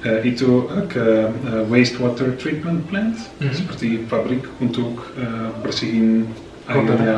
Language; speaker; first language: Indonesian; non-native, fluent; Dutch